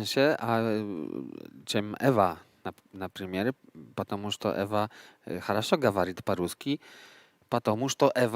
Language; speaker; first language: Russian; non-native, learner; Polish